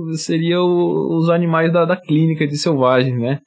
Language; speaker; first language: Portuguese; native; Portuguese